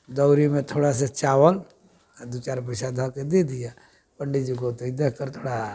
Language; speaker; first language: Hindi; native; Hindi